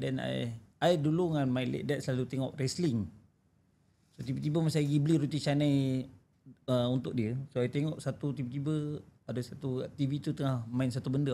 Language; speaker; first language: Malay; native; Malay